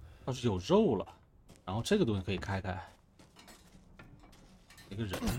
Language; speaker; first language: Chinese; native; Chinese